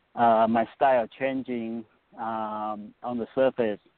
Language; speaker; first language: English; non-native, fluent; Chinese